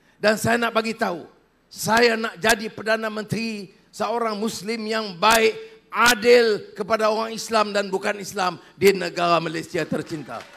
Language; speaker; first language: Malay; native; Malay